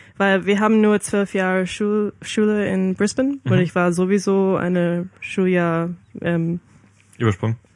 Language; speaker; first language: German; non-native, learner; English